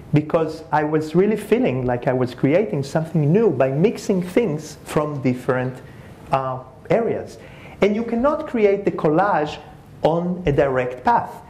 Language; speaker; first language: English; early bilingual, other home language; Spanish